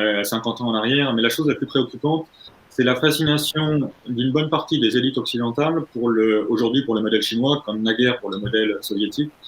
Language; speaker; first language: French; native; French